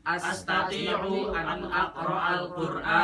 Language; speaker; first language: Arabic; non-native, learner; Indonesian